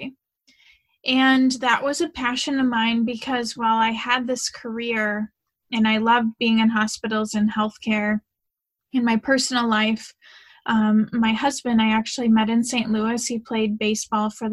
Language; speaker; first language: English; native; English